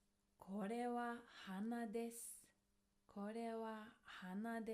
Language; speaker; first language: Japanese; non-native, fluent; English